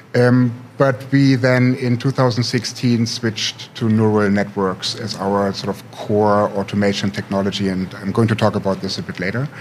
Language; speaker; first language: English; non-native, fluent; German